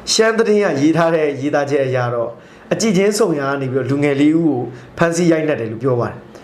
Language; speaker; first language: Burmese; native; Burmese